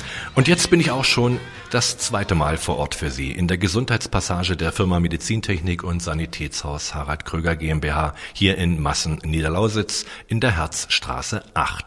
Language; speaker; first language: German; native; German